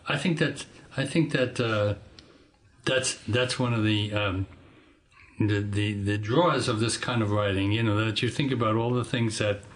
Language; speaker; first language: English; native; English